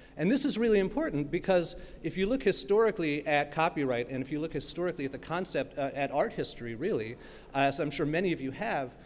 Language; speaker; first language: English; native; English